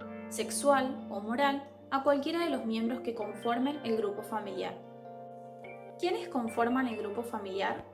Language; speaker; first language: Spanish; native; Spanish